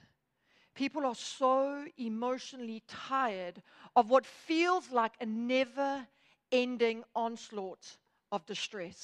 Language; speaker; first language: English; native; English